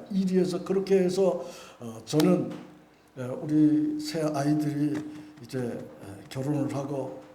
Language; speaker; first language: Korean; native; Korean